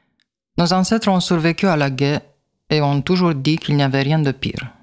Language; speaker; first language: French; native; French